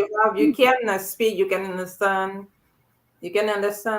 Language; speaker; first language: English; non-native, learner; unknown